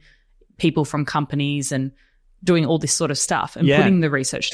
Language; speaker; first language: English; native; English